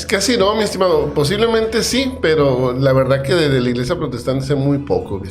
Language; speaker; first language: Spanish; native; Spanish